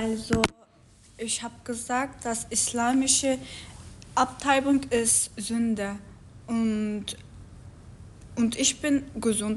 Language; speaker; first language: German; non-native, learner; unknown